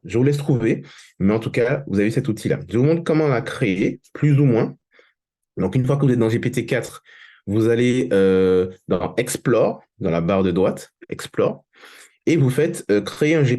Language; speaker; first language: French; native; French